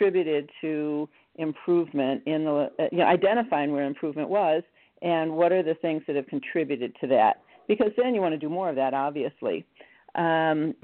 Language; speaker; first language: English; native; English